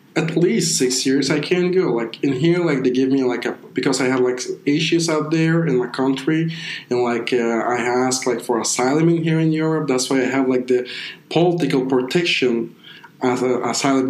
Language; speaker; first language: English; non-native, fluent; Persian